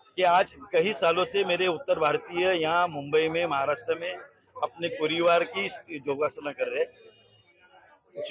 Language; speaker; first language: Hindi; non-native, local second language; Marathi